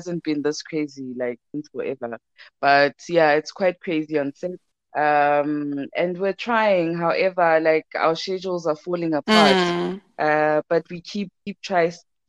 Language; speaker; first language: English; non-native, local second language; Zulu